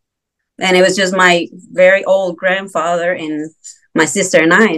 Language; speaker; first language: English; non-native, fluent; Spanish